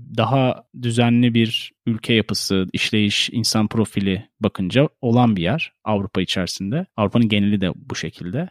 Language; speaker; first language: Turkish; native; Turkish